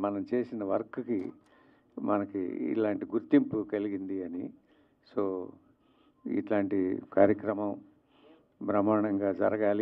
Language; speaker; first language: Telugu; native; Telugu